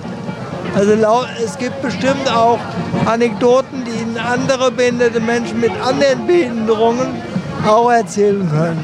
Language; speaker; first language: German; native; German